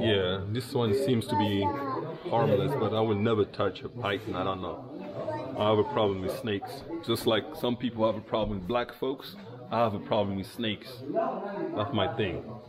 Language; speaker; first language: English; non-native, fluent; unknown